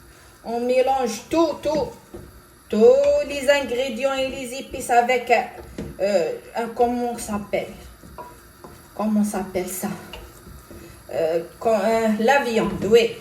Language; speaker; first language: French; non-native, local second language; Arabic